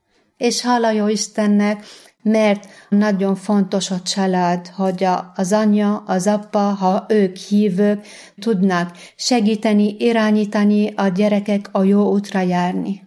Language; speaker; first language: Hungarian; non-native, fluent; Arabic